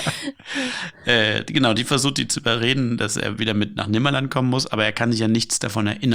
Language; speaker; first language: German; native; German